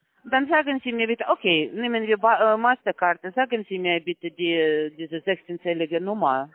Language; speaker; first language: German; non-native, learner; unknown